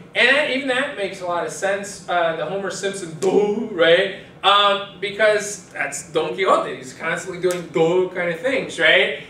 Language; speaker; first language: English; early bilingual, other home language; Spanish